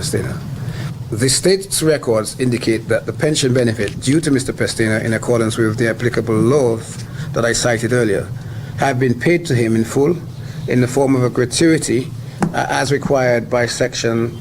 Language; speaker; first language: English; native; English